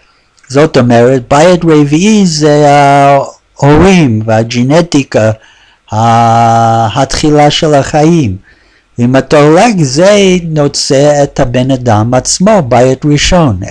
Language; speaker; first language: Hebrew; non-native, fluent; English